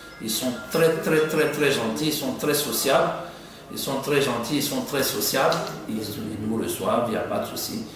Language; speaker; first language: French; native; French